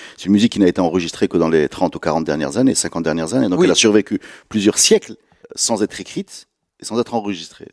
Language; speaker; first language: French; non-native, local second language; Arabic